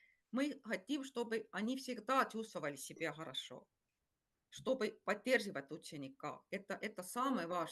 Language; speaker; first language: Russian; non-native, fluent; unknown